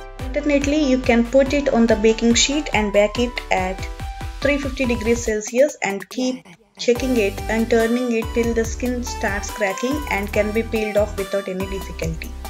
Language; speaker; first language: English; non-native, local second language; Telugu